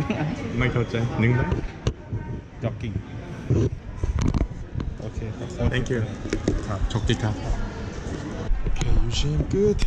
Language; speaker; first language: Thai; non-native, learner; Korean